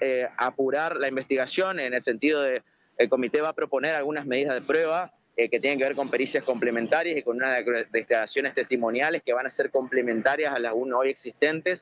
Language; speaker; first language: Spanish; native; Spanish